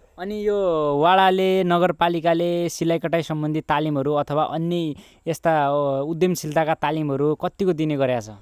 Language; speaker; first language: Nepali; native; Nepali